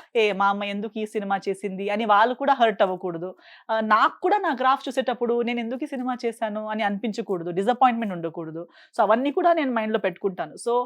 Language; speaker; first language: Telugu; non-native, fluent; Konkani